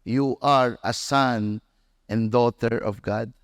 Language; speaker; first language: English; non-native, local second language; Filipino